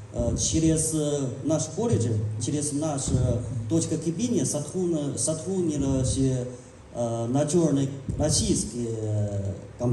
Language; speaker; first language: Russian; non-native, learner; Chinese